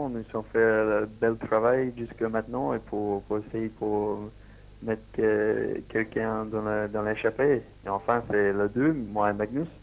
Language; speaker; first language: French; non-native, learner; Swedish